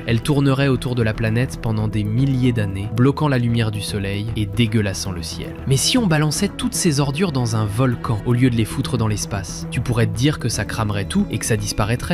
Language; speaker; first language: French; native; French